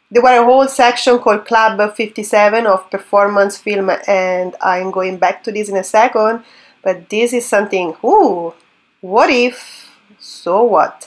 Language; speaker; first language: English; non-native, fluent; Italian